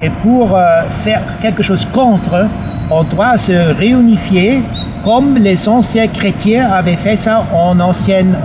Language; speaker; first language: French; non-native, learner; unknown